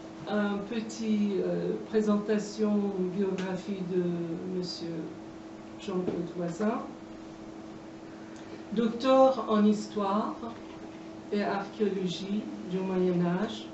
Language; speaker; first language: French; non-native, fluent; Persian